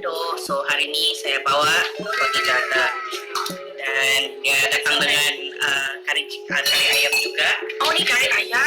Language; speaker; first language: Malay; non-native, local second language; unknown